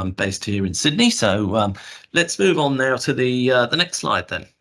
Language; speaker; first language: English; native; English